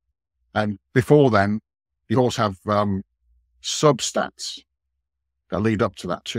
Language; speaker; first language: English; native; English